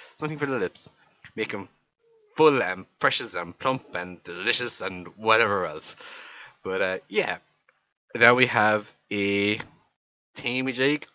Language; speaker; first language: English; native; English